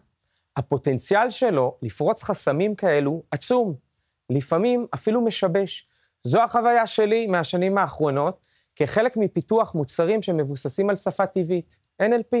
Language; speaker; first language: Hebrew; native; Hebrew